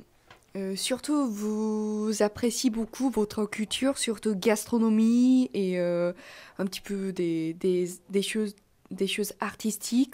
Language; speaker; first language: French; non-native, fluent; Korean